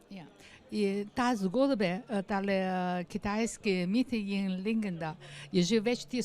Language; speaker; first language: Slovenian; non-native, learner; Chinese